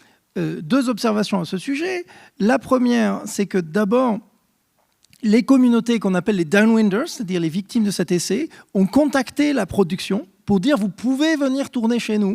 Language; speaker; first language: French; native; French